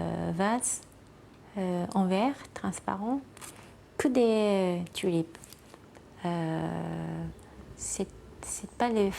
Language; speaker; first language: French; non-native, fluent; Japanese